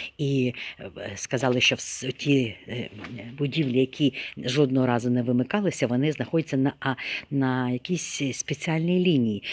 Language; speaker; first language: Ukrainian; non-native, local second language; Russian